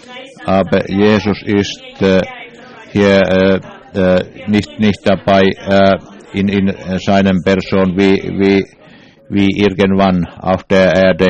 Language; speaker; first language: German; non-native, learner; English